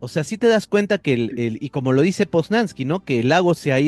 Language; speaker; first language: Spanish; native; Spanish